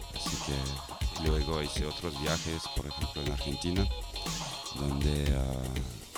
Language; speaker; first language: Spanish; non-native, fluent; French